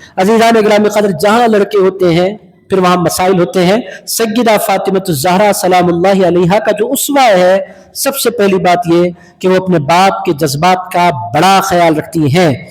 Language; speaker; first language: Urdu; native; Urdu